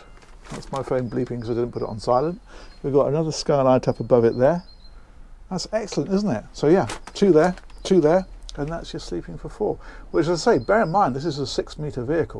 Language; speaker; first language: English; native; English